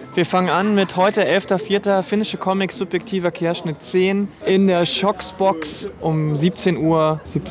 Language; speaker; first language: German; native; German